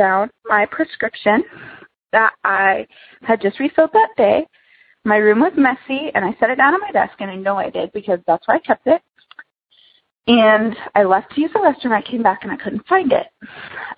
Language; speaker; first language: English; native; English